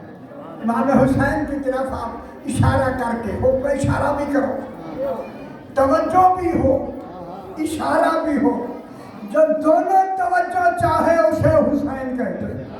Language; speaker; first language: Urdu; native; Urdu